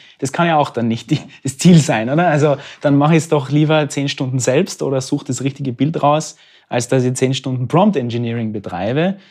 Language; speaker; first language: German; native; German